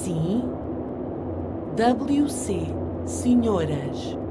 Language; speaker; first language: Portuguese; non-native, learner; English